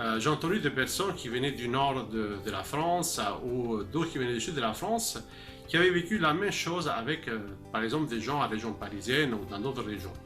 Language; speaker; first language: French; non-native, fluent; Italian